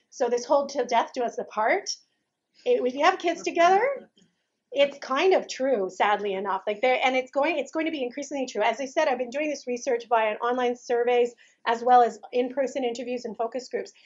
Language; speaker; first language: English; native; English